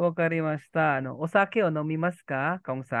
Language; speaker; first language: Japanese; non-native, learner; Filipino